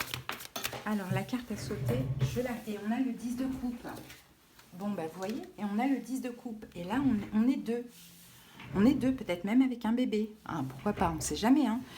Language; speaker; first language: French; native; French